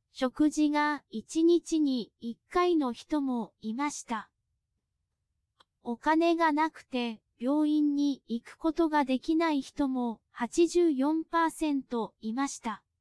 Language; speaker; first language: Japanese; non-native, fluent; Cantonese